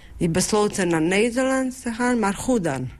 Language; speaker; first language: Dutch; non-native, fluent; Bosnian